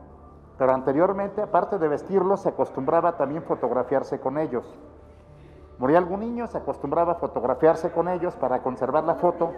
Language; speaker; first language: Spanish; native; Spanish